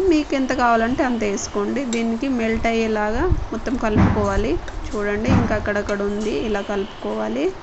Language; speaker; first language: Telugu; non-native, local second language; Lambadi